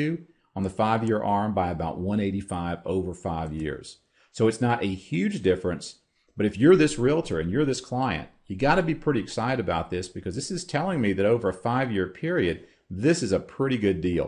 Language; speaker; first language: English; native; English